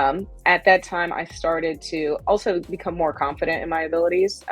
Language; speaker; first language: English; native; English